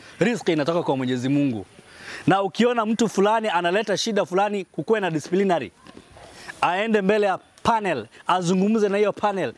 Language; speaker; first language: Swahili; native; Swahili